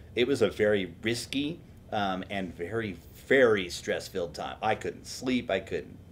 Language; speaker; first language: English; native; English